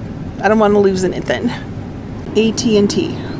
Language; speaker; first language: English; native; English